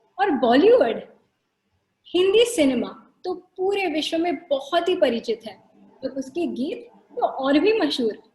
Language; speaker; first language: Hindi; non-native, local second language; Marathi